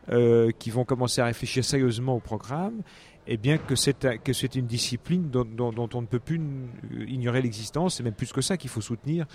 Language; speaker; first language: French; native; French